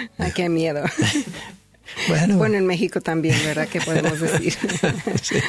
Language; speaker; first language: Spanish; native; Spanish